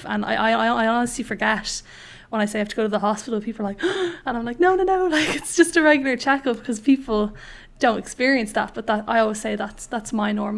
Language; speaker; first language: English; native; English